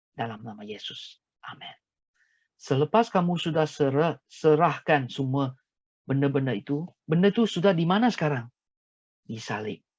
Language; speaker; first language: Malay; non-native, local second language; Chinese